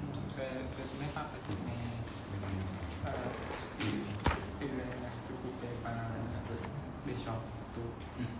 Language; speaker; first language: French; non-native, learner; Khmer